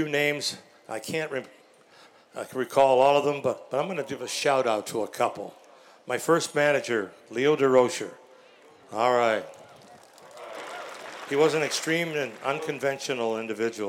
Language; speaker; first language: English; native; English